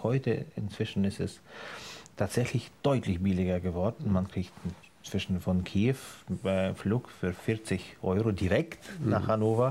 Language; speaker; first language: German; non-native, fluent; Ukrainian